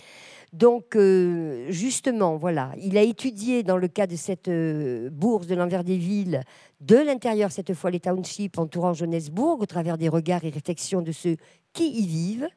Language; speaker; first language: French; native; French